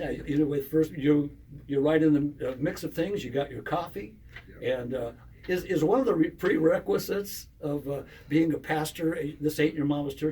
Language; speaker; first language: English; native; English